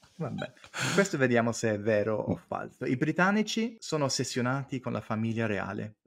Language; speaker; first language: Italian; non-native, fluent; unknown